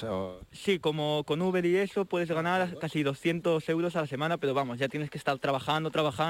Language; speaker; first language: Spanish; native; Spanish